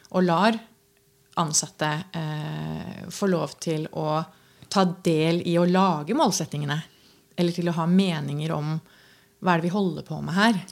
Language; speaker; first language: Norwegian; native; Norwegian